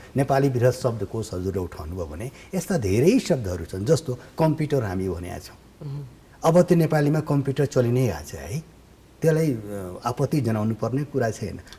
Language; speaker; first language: Nepali; non-native, local second language; Bhojpuri